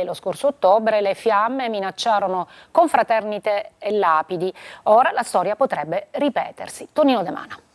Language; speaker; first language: Italian; native; Italian